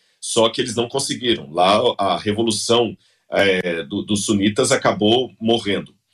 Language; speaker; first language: Portuguese; native; Portuguese